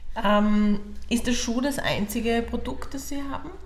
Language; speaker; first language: German; native; German